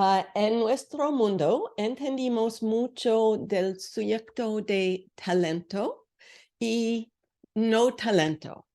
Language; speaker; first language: Spanish; non-native, learner; English